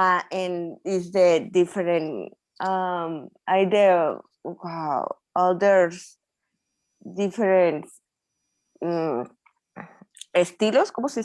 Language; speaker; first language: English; non-native, learner; Spanish